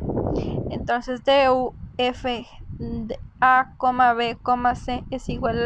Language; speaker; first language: Spanish; native; Spanish